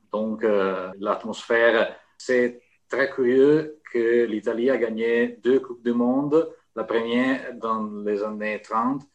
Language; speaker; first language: French; non-native, fluent; Italian